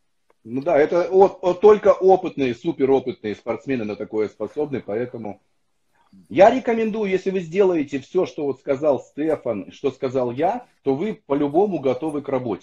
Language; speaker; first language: Russian; native; Russian